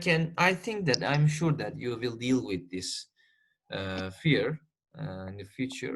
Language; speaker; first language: English; non-native, fluent; Turkish